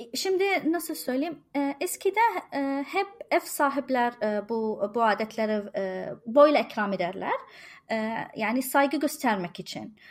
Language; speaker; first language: Turkish; non-native, fluent; Arabic